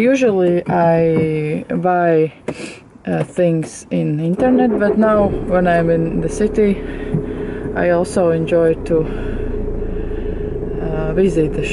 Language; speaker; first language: English; non-native, fluent; Latvian